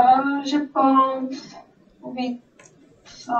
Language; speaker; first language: French; non-native, learner; Czech